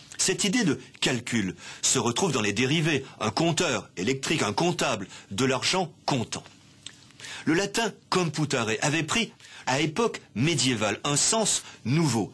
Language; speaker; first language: French; native; French